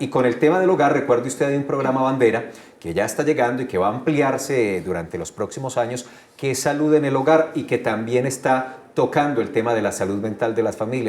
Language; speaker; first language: Spanish; native; Spanish